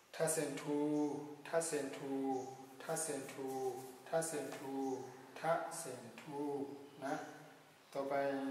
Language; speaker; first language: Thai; non-native, fluent; Burmese